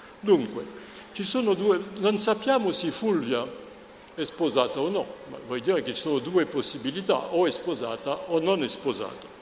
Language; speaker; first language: Italian; non-native, fluent; French